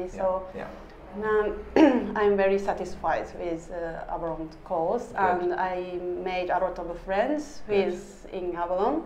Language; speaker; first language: English; non-native, learner; Japanese